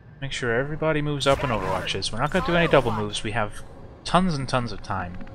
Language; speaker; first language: English; native; English